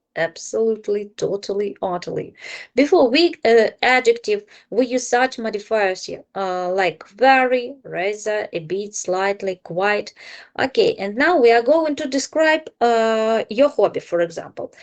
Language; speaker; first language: English; non-native, fluent; Ukrainian